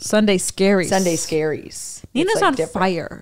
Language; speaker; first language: English; native; English